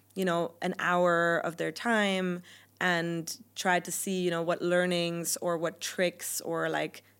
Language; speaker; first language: English; non-native, fluent; German